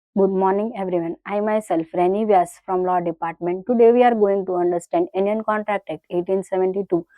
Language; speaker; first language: English; non-native, local second language; Gujarati